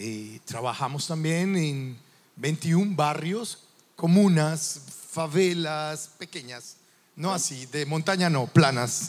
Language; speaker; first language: Portuguese; non-native, learner; Spanish